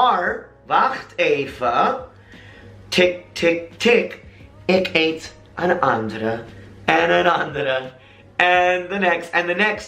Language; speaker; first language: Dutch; non-native, learner; English